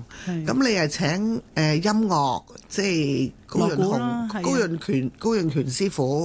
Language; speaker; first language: Cantonese; native; Cantonese